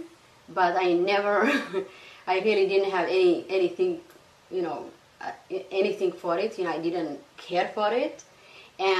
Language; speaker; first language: English; non-native, fluent; Somali